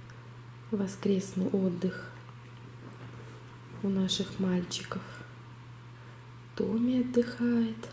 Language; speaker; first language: Russian; native; Russian